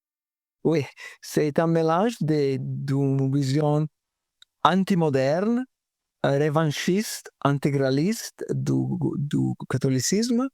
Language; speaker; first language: French; non-native, fluent; Italian